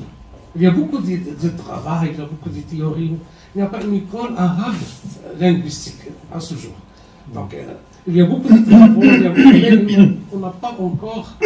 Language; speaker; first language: French; non-native, learner; Arabic